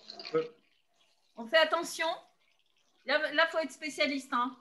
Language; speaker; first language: French; non-native, fluent; Turkish